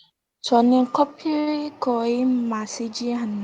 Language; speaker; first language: Korean; non-native, learner; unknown